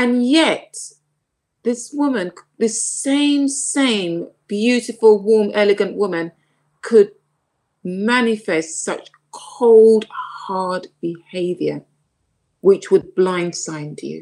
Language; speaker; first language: English; native; English